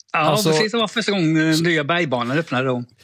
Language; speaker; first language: Swedish; native; Swedish